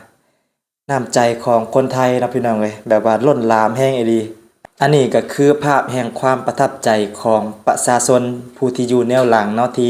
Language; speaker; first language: Thai; non-native, local second language; Northeastern Thai